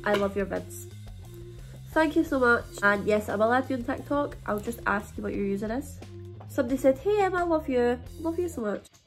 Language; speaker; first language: English; native; English